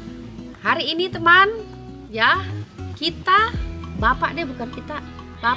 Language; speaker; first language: Indonesian; native; Indonesian